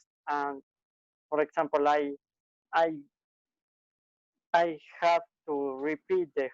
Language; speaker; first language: English; non-native, learner; Spanish